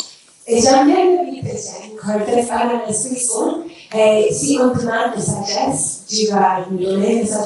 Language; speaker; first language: French; non-native, learner; English